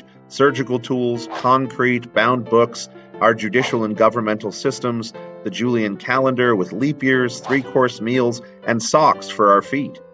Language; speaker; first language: English; native; English